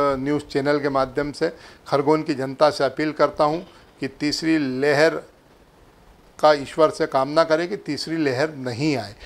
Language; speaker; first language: Hindi; native; Hindi